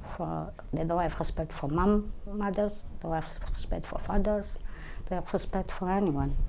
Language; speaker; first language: English; non-native, fluent; Portuguese